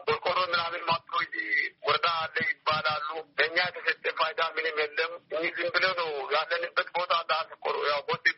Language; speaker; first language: Amharic; non-native, local second language; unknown